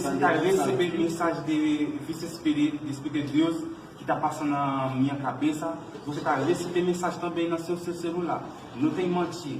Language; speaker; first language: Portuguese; non-native, learner; Haitian Creole